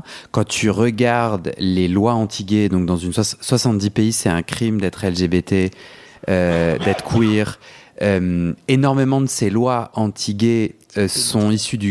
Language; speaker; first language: French; native; French